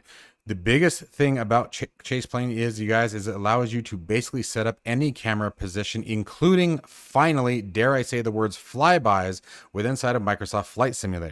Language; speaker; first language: English; native; English